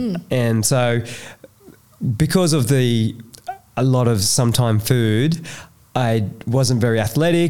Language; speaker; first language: English; native; English